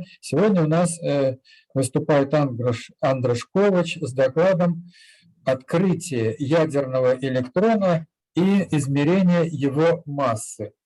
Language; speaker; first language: Russian; native; Russian